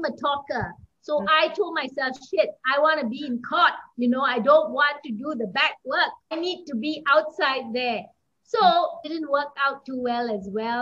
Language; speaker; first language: English; native; English